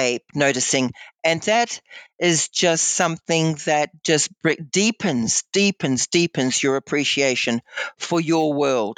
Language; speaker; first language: English; native; English